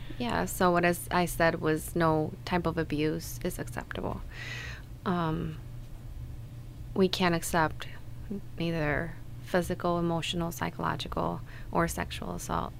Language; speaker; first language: English; non-native, fluent; Spanish